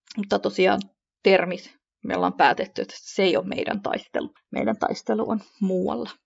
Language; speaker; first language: Finnish; early bilingual, other home language; Kurdish